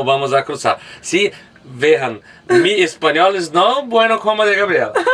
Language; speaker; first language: Spanish; non-native, learner; Portuguese